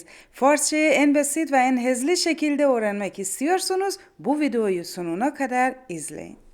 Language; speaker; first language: Turkish; non-native, fluent; Persian